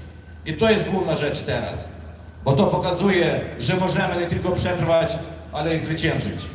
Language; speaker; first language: Polish; non-native, fluent; Ukrainian